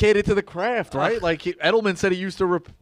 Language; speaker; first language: English; native; English